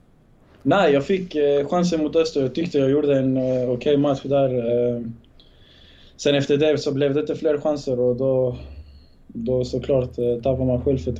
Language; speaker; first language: Swedish; early bilingual, other home language; Bosnian